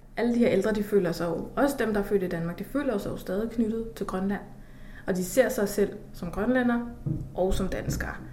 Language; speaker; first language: Danish; native; Danish